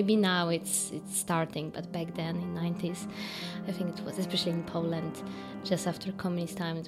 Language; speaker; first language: English; non-native, fluent; Polish